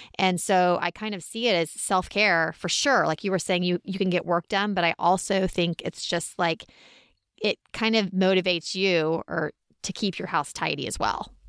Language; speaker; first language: English; native; English